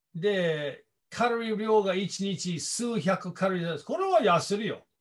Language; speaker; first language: Japanese; non-native, fluent; English